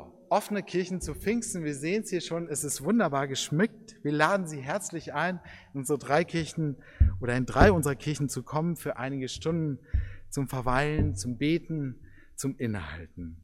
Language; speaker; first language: German; native; German